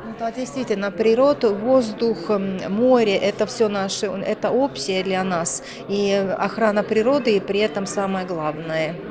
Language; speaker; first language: Russian; native; Russian